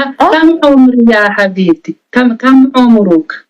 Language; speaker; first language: Arabic; non-native, learner; Oromo